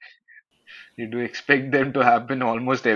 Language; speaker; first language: English; non-native, local second language; Hindi